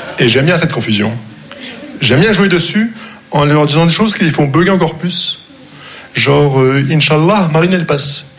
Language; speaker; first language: French; non-native, local second language; Arabic